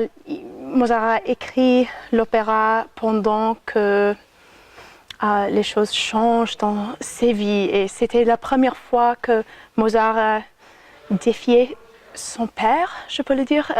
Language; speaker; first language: French; non-native, fluent; English